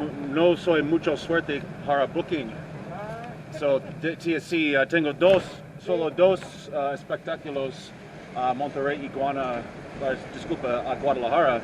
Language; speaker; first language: Spanish; non-native, learner; English